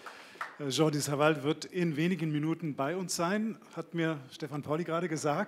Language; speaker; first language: German; native; German